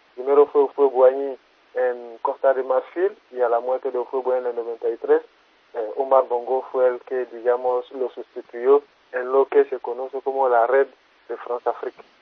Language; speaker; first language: Spanish; non-native, fluent; French